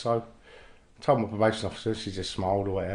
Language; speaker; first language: English; native; English